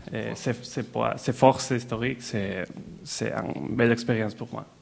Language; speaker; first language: French; non-native, learner; Spanish